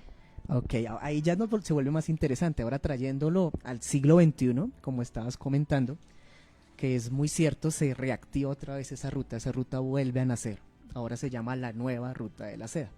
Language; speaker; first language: Spanish; native; Spanish